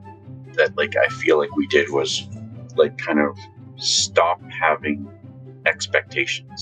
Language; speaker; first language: English; native; English